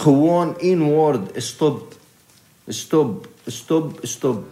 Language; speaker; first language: Dutch; non-native, learner; Arabic